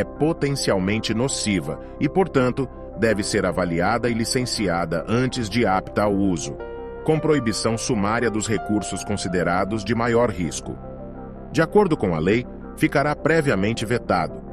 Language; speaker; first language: Portuguese; native; Portuguese